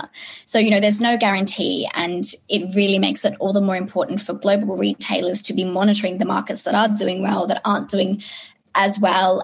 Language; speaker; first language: English; native; English